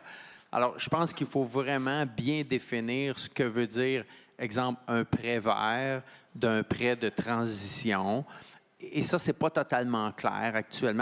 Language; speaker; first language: French; native; French